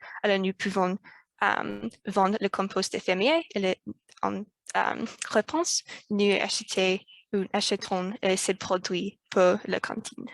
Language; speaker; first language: French; non-native, learner; English